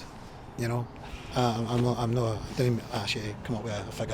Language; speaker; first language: English; native; English